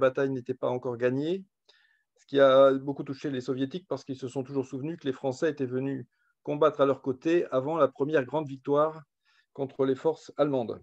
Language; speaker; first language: French; native; French